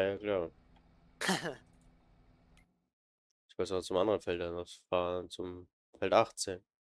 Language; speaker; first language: German; native; German